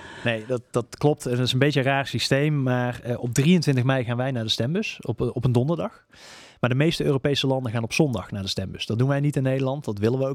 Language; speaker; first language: Dutch; native; Dutch